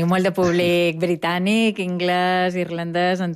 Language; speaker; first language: Catalan; native; Catalan